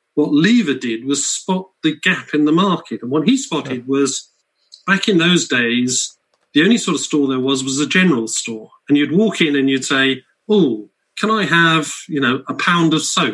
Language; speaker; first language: English; native; English